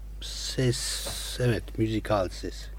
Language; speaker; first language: Turkish; non-native, fluent; Italian